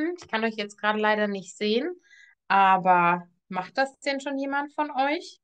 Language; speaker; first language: German; native; German